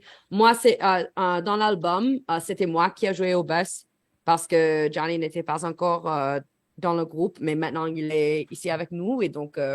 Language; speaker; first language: French; non-native, learner; English